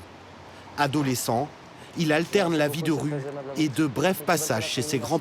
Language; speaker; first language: French; native; French